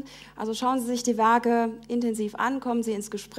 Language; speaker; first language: German; native; German